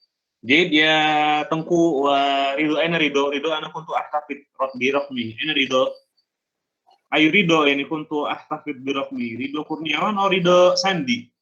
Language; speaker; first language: Arabic; non-native, fluent; Indonesian